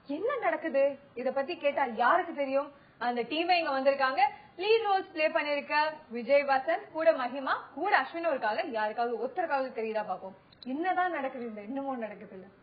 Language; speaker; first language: Tamil; native; Tamil